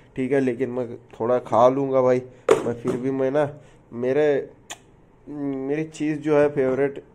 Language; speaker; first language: Hindi; non-native, local second language; Urdu